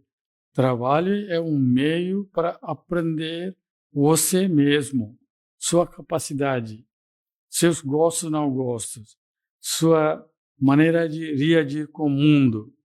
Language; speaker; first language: Portuguese; non-native, fluent; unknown